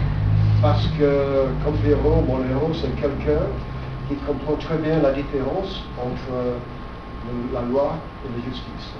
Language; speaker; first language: French; non-native, fluent; English